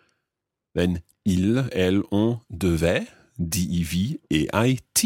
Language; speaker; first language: French; non-native, fluent; English